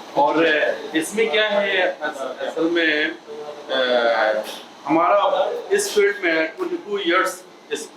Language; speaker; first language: Hindi; non-native, fluent; Bangla